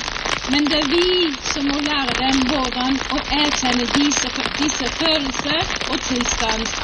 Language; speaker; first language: Norwegian; non-native, fluent; English